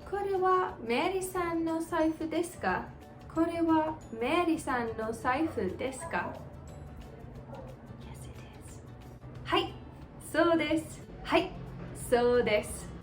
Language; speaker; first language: Japanese; non-native, fluent; English